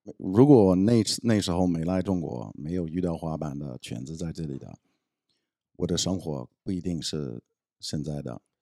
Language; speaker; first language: Chinese; non-native, fluent; English